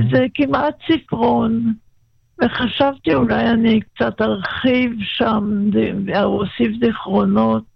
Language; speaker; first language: Hebrew; non-native, local second language; German